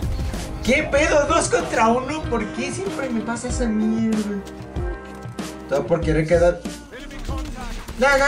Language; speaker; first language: Spanish; native; Spanish